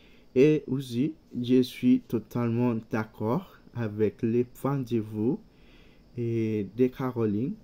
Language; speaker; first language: French; non-native, learner; Spanish